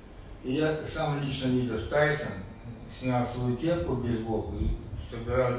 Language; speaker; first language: Russian; native; Russian